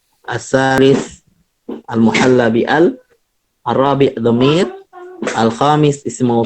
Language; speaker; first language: Arabic; non-native, fluent; Indonesian